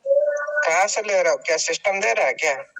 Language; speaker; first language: Hindi; native; Hindi